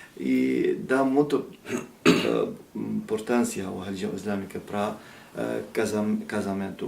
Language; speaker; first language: Portuguese; non-native, learner; Arabic